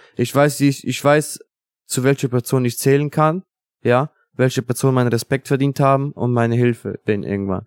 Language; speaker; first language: German; non-native, fluent; Italian